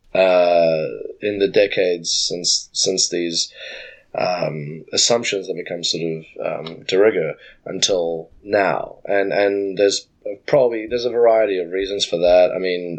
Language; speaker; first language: English; native; English